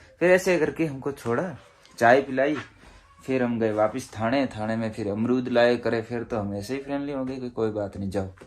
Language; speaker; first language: Hindi; native; Hindi